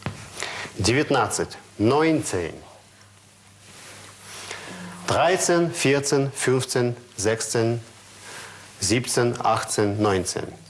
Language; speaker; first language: German; non-native, fluent; Russian